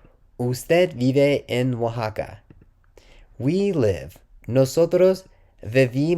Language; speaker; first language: Spanish; non-native, learner; English